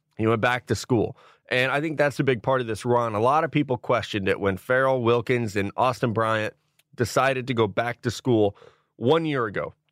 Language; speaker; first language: English; native; English